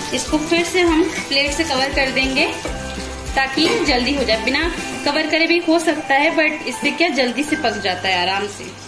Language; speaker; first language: Hindi; non-native, local second language; Bangla